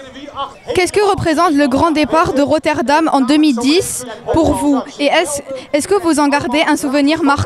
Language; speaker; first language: French; native; French